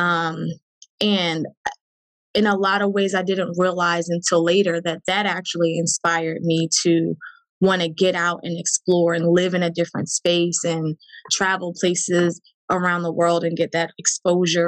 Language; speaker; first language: English; native; English